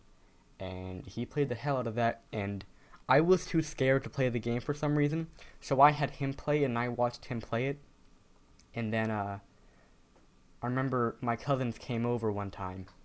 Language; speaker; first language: English; native; English